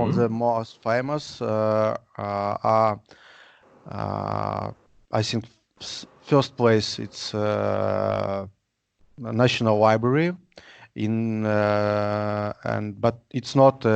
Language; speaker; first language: English; non-native, learner; Russian